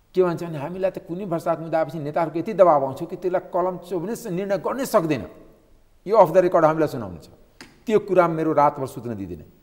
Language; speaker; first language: Nepali; non-native, local second language; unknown